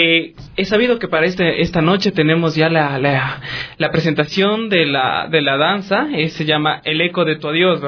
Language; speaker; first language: Spanish; native; Spanish